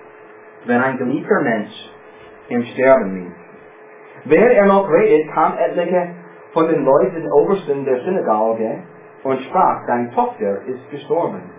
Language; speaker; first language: German; non-native, fluent; English